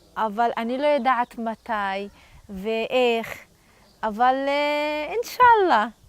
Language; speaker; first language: Hebrew; non-native, local second language; Arabic